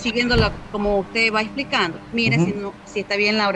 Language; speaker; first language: Spanish; native; Spanish